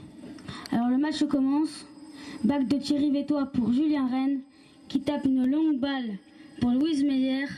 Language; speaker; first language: French; native; French